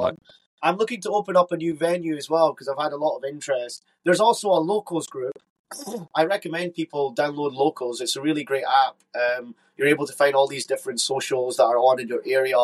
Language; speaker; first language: English; native; English